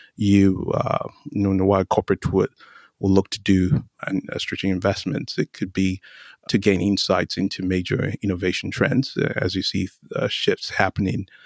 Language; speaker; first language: English; non-native, local second language; Yoruba